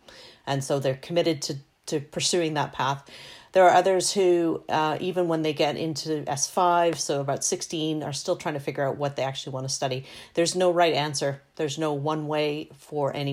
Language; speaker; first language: English; native; English